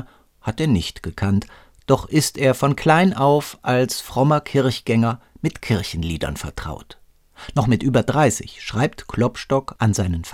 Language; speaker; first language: German; native; German